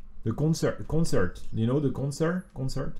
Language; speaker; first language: English; non-native, fluent; French